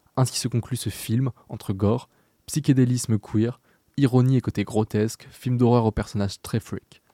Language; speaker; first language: French; native; French